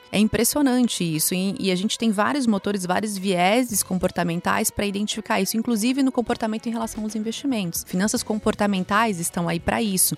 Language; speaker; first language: Portuguese; native; Portuguese